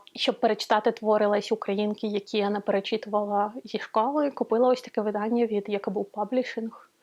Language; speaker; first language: Ukrainian; non-native, local second language; Russian